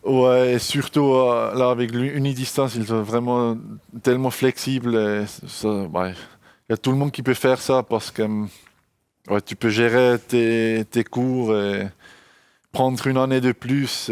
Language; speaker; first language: French; non-native, local second language; German